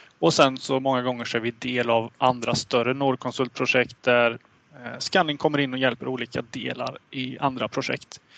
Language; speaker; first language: Swedish; native; Swedish